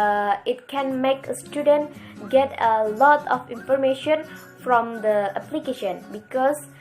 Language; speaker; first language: English; non-native, learner; Indonesian